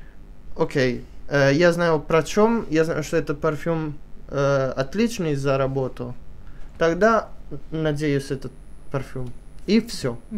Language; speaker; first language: Russian; early bilingual, heritage; Italian